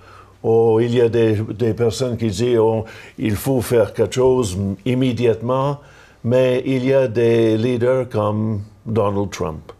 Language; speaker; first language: French; non-native, local second language; English